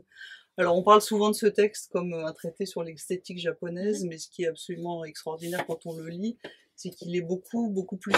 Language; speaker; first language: French; native; French